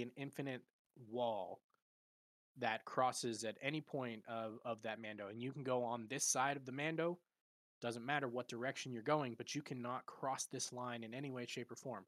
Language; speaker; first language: English; native; English